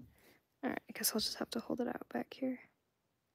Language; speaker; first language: English; native; English